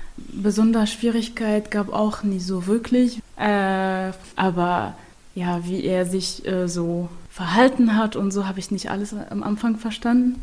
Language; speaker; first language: German; non-native, fluent; Arabic